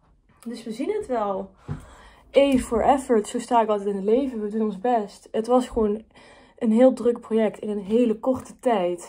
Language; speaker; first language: Dutch; native; Dutch